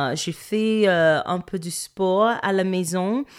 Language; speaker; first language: French; non-native, fluent; English